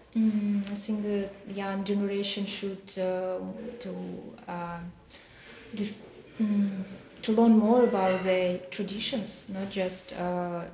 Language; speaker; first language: English; non-native, learner; Russian